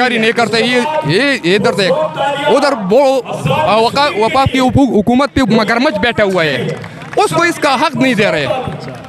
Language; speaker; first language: Hindi; non-native, local second language; Pashto